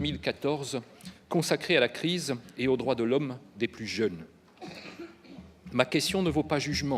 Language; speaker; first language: French; native; French